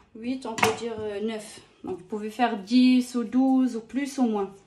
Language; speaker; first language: French; non-native, local second language; Arabic